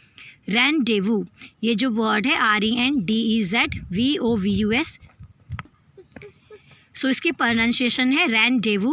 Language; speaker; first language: Hindi; native; Hindi